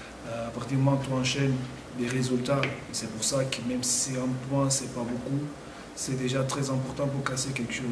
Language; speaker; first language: French; non-native, fluent; Portuguese